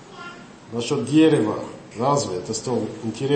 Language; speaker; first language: Russian; non-native, learner; English